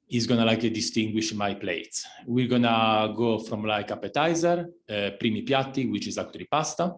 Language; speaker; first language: English; non-native, fluent; Italian